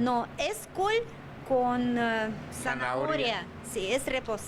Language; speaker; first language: Spanish; non-native, learner; Russian